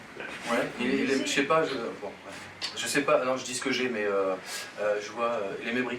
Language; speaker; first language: French; native; French